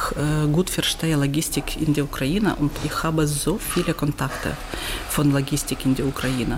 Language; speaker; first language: German; non-native, learner; Ukrainian